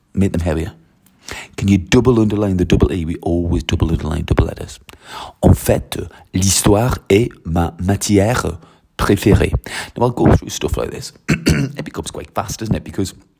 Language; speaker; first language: English; native; English